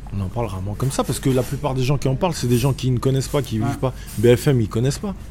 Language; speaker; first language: French; native; French